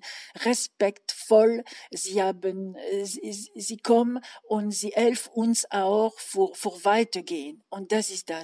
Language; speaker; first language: German; non-native, learner; French